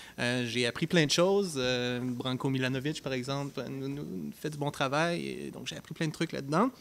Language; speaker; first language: French; native; French